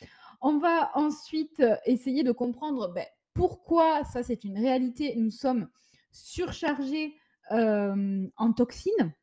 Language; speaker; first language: French; native; French